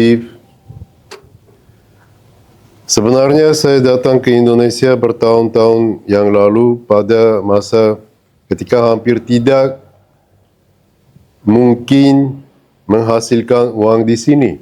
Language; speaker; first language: Indonesian; non-native, fluent; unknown